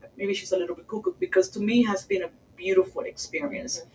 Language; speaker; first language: English; early bilingual, other home language; Spanish